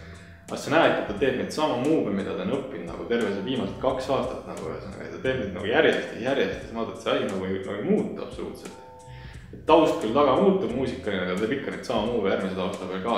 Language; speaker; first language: Estonian; native; Estonian